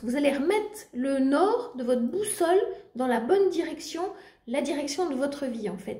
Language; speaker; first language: French; native; French